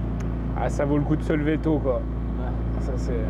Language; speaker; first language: French; native; French